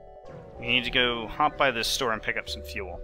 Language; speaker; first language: English; native; English